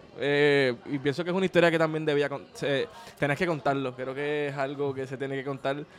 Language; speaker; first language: Spanish; native; Spanish